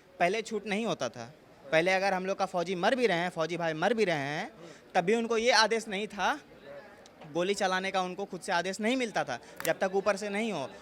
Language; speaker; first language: Hindi; native; Hindi